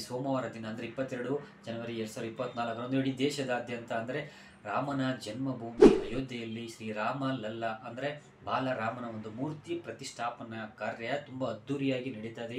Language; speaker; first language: Kannada; native; Kannada